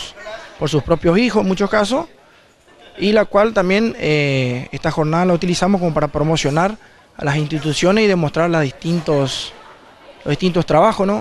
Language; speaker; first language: Spanish; native; Spanish